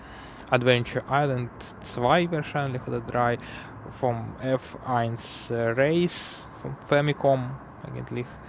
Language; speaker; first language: German; non-native, learner; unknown